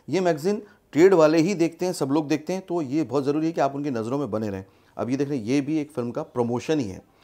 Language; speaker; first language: Hindi; native; Hindi